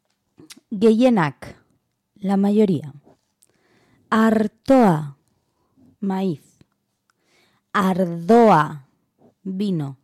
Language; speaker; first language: Basque; non-native, learner; Spanish